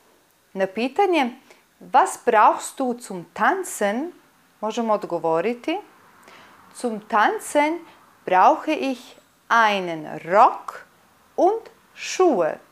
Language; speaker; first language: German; non-native, fluent; Bosnian